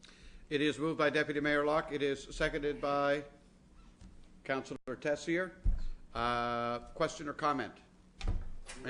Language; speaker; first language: English; native; English